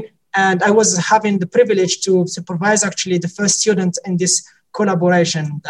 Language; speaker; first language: English; non-native, fluent; Arabic